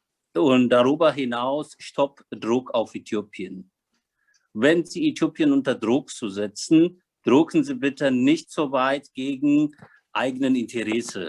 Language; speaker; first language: German; non-native, learner; Amharic